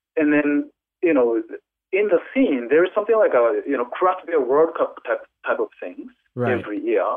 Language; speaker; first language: English; non-native, fluent; Japanese